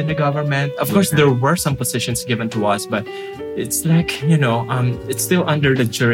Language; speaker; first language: English; non-native, local second language; Filipino